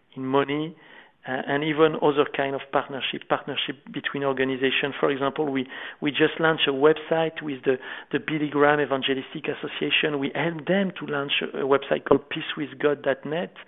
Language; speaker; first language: English; non-native, fluent; French